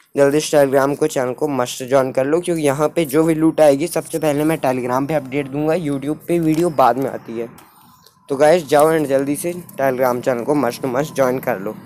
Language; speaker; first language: Hindi; native; Hindi